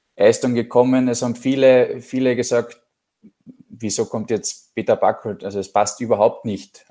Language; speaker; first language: German; native; German